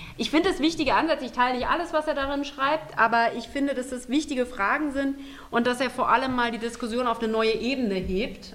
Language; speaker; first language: German; native; German